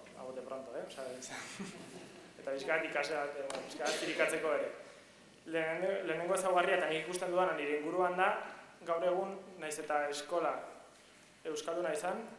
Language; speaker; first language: Basque; non-native, local second language; Spanish